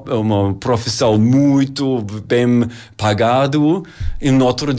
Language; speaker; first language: Portuguese; non-native, learner; German